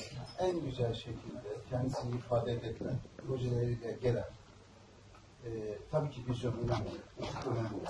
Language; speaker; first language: Turkish; native; Turkish